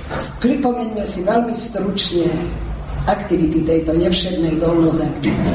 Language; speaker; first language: Slovak; early bilingual, heritage; Slovak